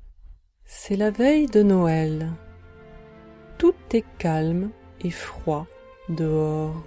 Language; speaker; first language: French; native; French